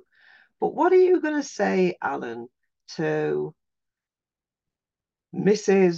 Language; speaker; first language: English; native; English